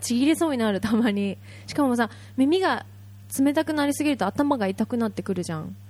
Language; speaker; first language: Japanese; native; Japanese